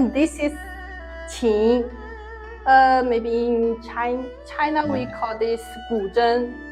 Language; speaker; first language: English; non-native, learner; Chinese